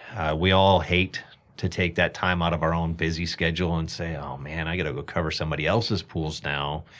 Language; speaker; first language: English; native; English